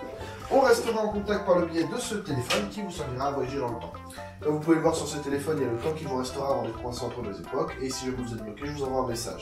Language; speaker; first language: French; native; French